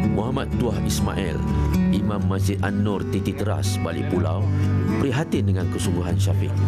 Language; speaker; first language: Malay; native; Malay